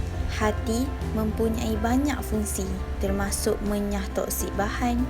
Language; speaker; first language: Malay; native; Malay